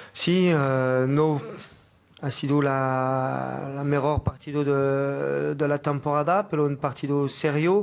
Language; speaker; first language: Spanish; non-native, fluent; French